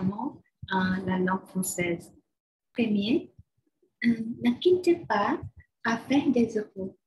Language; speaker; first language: French; non-native, learner; Chinese